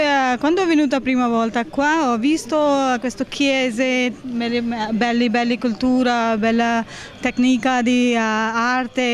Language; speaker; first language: Italian; non-native, learner; Hindi